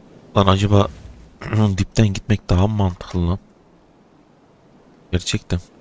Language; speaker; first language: Turkish; native; Turkish